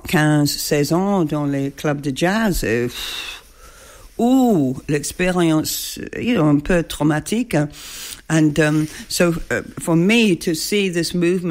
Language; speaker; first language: French; non-native, learner; English